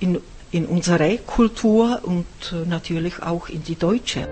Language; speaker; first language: German; non-native, fluent; Czech